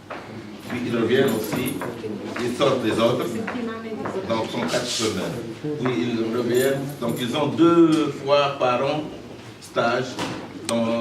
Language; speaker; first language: French; non-native, local second language; Arabic